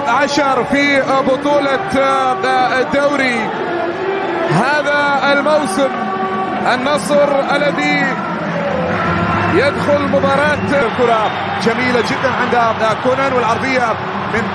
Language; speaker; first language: Arabic; native; Arabic